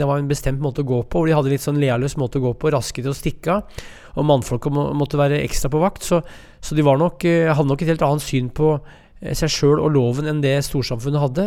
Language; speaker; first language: Norwegian; native; Norwegian